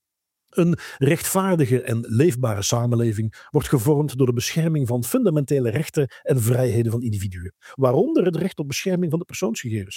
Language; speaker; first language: Dutch; native; Dutch